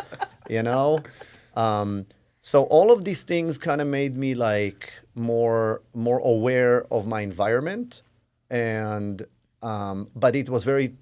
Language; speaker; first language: English; non-native, fluent; Hebrew